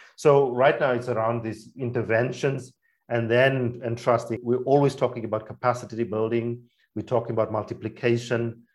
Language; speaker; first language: English; non-native, local second language; Afrikaans